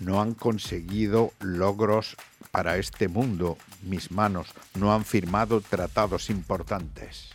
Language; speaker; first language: Spanish; native; Spanish